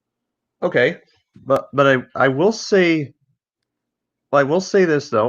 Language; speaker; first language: English; native; English